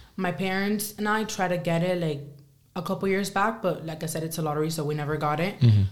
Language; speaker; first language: English; early bilingual, other home language; Spanish